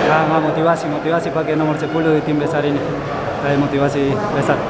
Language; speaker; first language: Indonesian; non-native, fluent; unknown